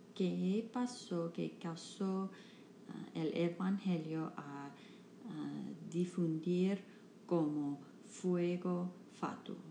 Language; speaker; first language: Spanish; non-native, learner; English